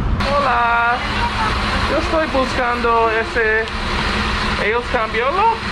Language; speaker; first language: Spanish; non-native, learner; English